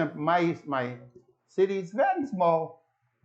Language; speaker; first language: English; non-native, learner; Portuguese